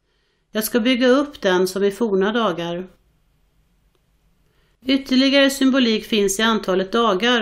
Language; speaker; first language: Swedish; native; Swedish